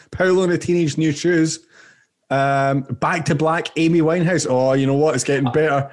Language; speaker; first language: English; native; English